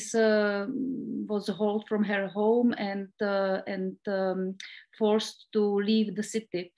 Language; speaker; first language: English; non-native, fluent; Czech